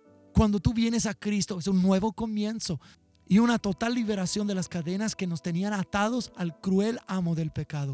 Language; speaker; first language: Spanish; non-native, fluent; English